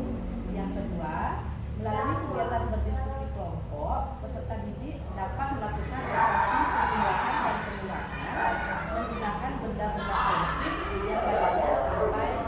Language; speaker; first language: Indonesian; native; Indonesian